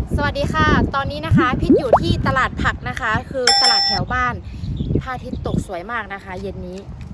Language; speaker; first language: Thai; non-native, local second language; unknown